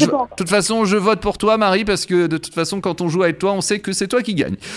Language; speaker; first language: French; native; French